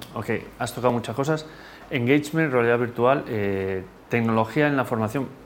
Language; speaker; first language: Spanish; native; Spanish